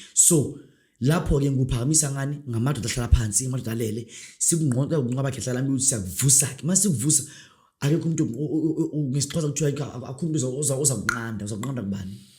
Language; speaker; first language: Zulu; non-native, local second language; Northern Sotho